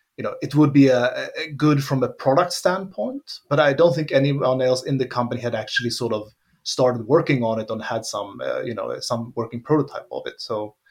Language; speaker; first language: English; non-native, fluent; Swedish